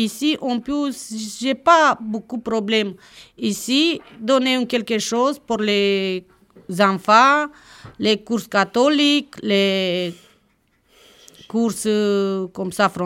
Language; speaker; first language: French; non-native, learner; Romanian